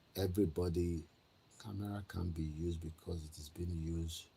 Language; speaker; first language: English; non-native, local second language; Yoruba